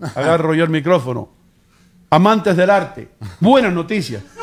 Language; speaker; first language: Spanish; early bilingual, heritage; Spanish